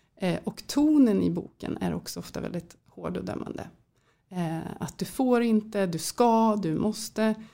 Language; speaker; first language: Swedish; native; Swedish